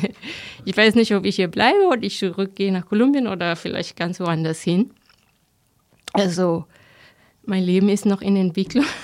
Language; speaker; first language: German; non-native, fluent; Spanish